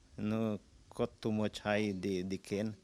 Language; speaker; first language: English; non-native, local second language; Spanish